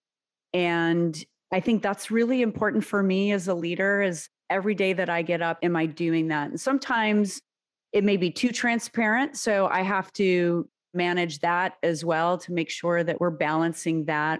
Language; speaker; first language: English; early bilingual, other home language; Serbian